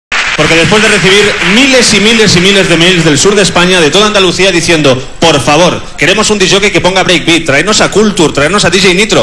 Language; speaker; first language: Spanish; native; Spanish